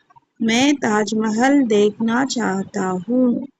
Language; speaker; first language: Hindi; non-native, local second language; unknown